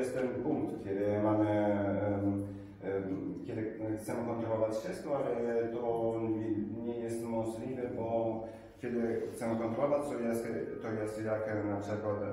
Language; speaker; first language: Polish; non-native, learner; Italian